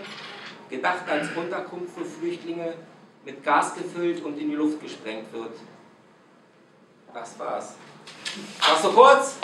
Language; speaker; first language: German; non-native, fluent; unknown